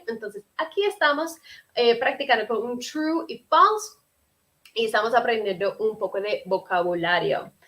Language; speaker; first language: Spanish; non-native, fluent; English